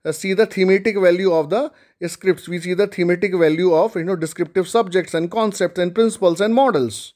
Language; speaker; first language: Hindi; native; Hindi